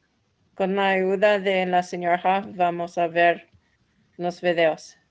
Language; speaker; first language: Spanish; non-native, learner; English